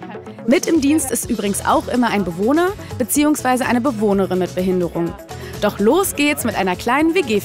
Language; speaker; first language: German; native; German